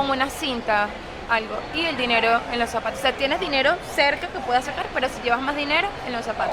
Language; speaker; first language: Spanish; native; Spanish